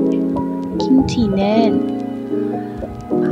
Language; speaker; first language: Korean; non-native, learner; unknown